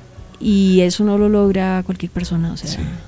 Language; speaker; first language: Spanish; native; Spanish